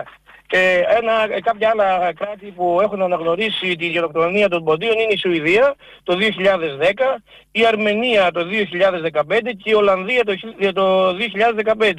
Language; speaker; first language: Greek; native; Greek